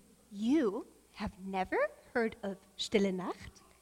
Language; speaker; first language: English; native; English